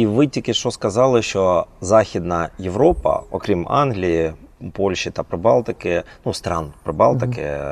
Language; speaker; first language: Ukrainian; native; Ukrainian